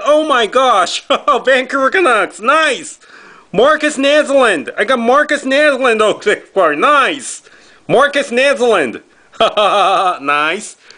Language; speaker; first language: English; non-native, fluent; Japanese